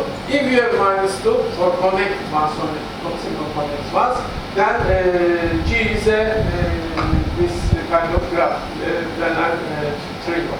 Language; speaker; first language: English; non-native, fluent; Turkish